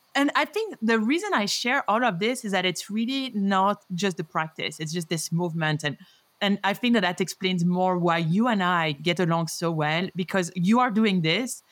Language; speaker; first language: English; non-native, fluent; French